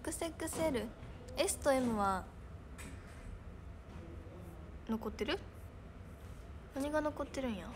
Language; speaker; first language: Japanese; native; Japanese